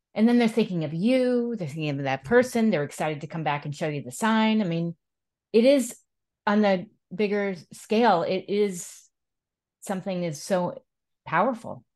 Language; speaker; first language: English; native; English